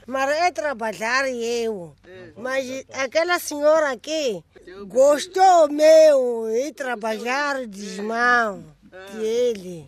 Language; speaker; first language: Portuguese; non-native, local second language; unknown